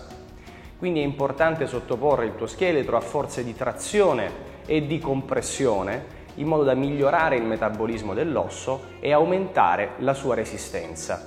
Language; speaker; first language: Italian; native; Italian